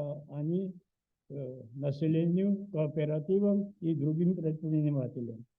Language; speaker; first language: Russian; native; Russian